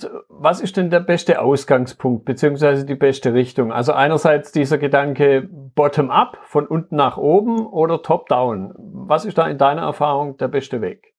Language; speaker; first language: German; native; German